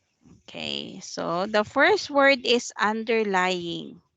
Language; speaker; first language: English; non-native, fluent; Vietnamese